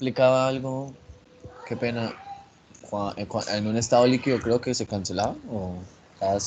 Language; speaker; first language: Spanish; native; Spanish